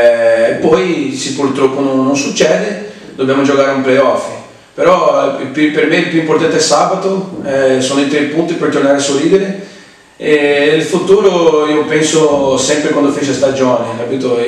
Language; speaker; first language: Italian; non-native, fluent; Portuguese